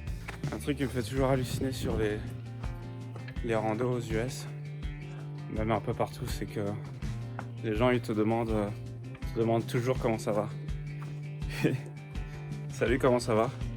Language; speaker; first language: French; native; French